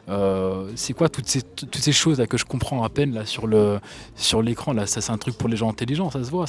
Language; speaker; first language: French; native; French